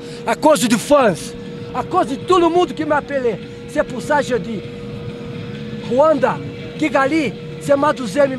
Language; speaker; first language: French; non-native, learner; Portuguese